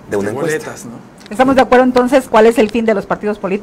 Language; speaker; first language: Spanish; native; Spanish